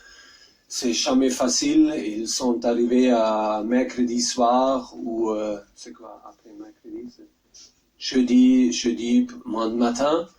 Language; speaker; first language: French; non-native, learner; German